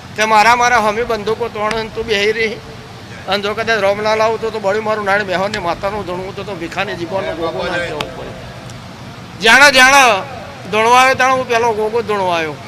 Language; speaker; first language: Gujarati; native; Gujarati